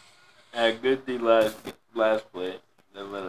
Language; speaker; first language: English; native; English